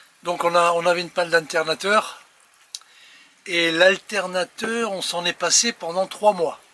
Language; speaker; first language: French; native; French